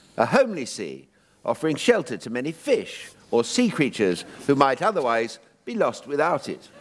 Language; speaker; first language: English; native; English